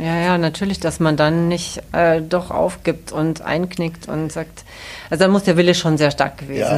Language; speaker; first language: German; native; German